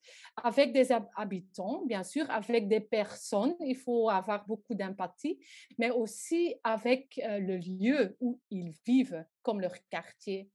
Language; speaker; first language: French; non-native, local second language; Dutch